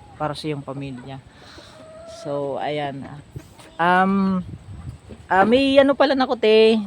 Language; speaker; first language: Filipino; non-native, local second language; Bikol